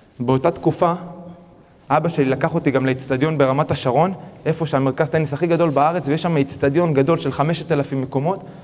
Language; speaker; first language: Hebrew; early bilingual, other home language; Spanish